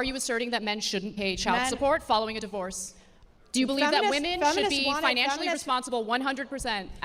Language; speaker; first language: English; native; English